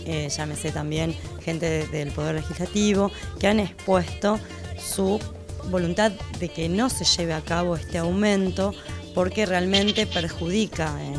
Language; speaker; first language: Spanish; native; Spanish